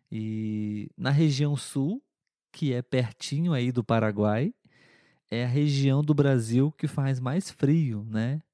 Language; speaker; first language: Portuguese; native; Portuguese